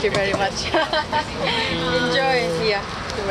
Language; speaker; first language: English; non-native, learner; Korean